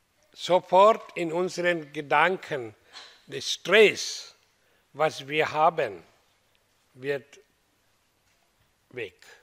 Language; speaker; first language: German; non-native, fluent; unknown